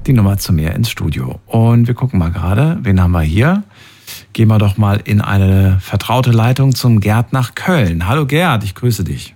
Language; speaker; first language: German; native; German